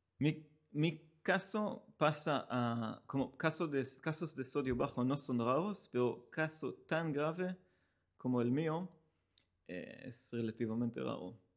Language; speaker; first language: Spanish; non-native, learner; Hebrew